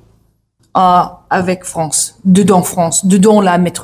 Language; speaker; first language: French; non-native, learner; English